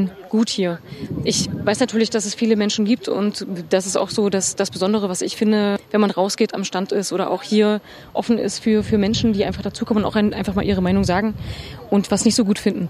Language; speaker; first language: German; native; German